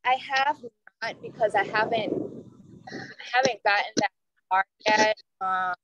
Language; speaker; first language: English; native; English